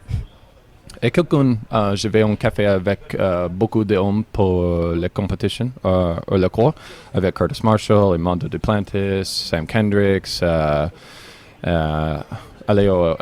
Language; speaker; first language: French; non-native, learner; English